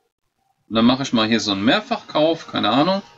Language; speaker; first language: German; native; German